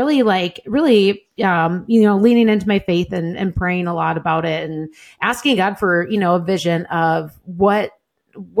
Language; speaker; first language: English; native; English